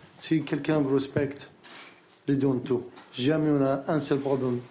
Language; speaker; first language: French; non-native, learner; Arabic